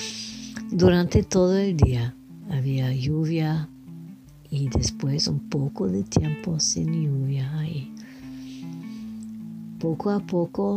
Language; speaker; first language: Spanish; non-native, learner; French